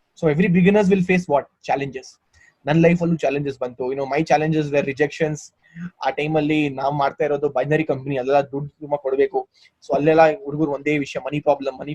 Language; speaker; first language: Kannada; non-native, local second language; Hindi